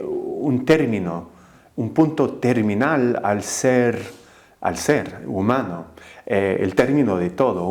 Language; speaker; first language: Spanish; non-native, fluent; English